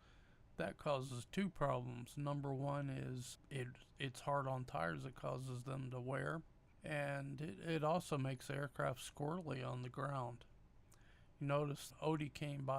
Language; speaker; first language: English; native; English